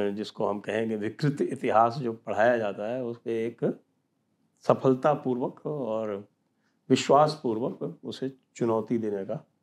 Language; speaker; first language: Hindi; native; Hindi